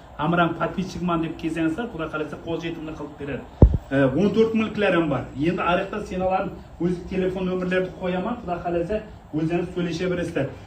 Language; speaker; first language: Uzbek; non-native, local second language; Kara-Kalpak